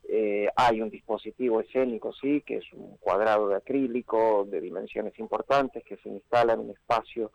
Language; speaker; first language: Spanish; native; Spanish